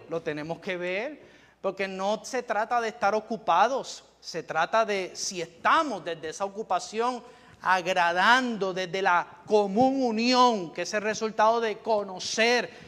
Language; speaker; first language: Spanish; native; Spanish